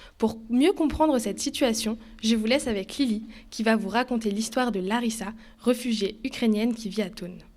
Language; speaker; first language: French; native; French